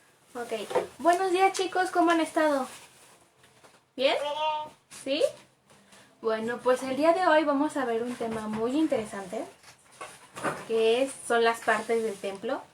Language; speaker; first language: Spanish; native; Spanish